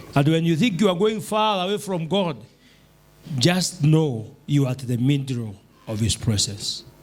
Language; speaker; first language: English; non-native, local second language; Swahili